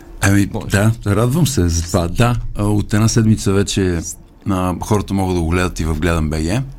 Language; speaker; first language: Bulgarian; native; Bulgarian